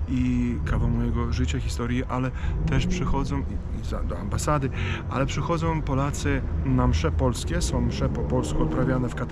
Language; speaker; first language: Polish; non-native, fluent; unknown